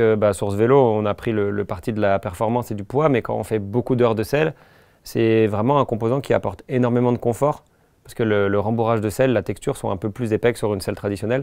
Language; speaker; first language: French; native; French